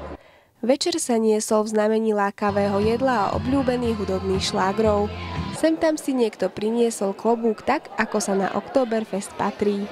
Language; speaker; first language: Slovak; native; Slovak